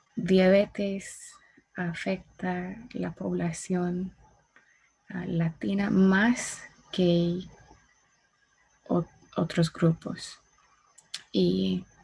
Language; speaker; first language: Spanish; non-native, learner; English